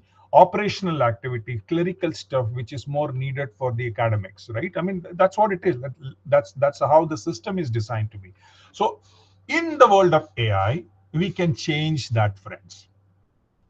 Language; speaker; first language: English; non-native, local second language; Tamil